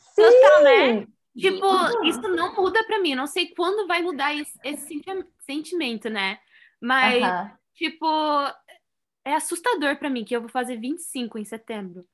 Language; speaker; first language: Portuguese; early bilingual, heritage; Portuguese